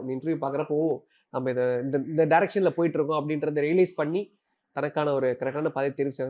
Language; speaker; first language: Tamil; native; Tamil